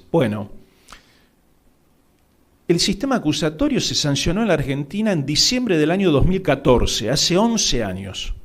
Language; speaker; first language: Spanish; native; Spanish